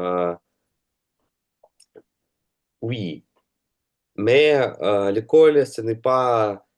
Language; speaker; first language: French; non-native, learner; Russian